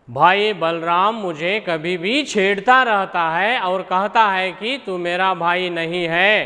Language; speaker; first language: Hindi; non-native, local second language; Kannada